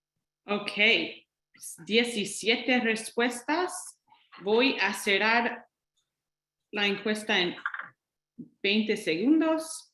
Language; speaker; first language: Spanish; non-native, fluent; English